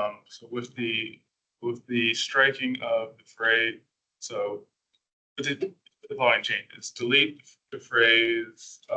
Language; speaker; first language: English; native; English